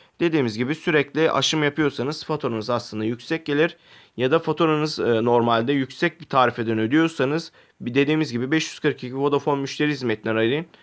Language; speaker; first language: Turkish; native; Turkish